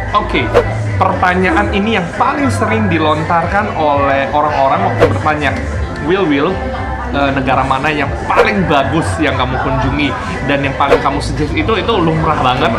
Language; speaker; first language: Indonesian; native; Indonesian